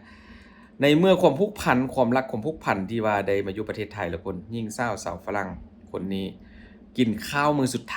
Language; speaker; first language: Thai; non-native, local second language; Lao